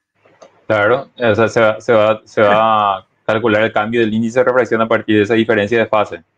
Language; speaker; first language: Spanish; native; Spanish